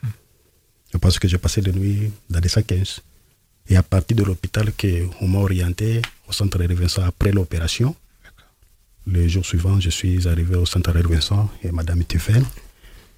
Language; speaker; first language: French; non-native, local second language; Lingala